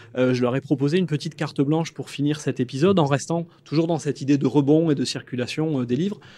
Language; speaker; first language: French; native; French